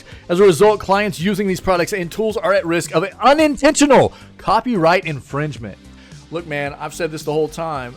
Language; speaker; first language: English; native; English